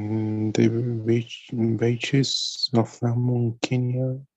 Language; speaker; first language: English; non-native, learner; Spanish